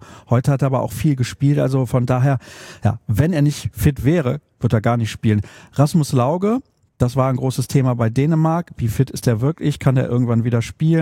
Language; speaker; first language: German; native; German